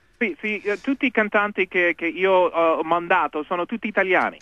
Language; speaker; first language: Italian; non-native, learner; English